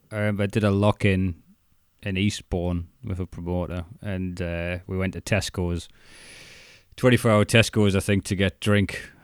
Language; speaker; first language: English; native; English